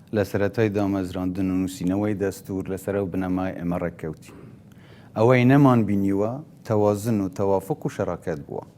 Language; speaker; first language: Central Kurdish; native; Central Kurdish